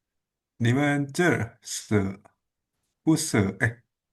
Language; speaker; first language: Chinese; non-native, learner; Indonesian